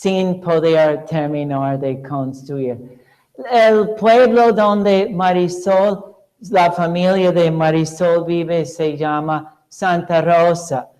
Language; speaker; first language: Spanish; non-native, fluent; English